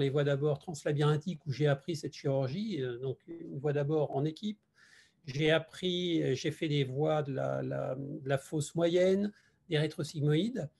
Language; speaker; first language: French; native; French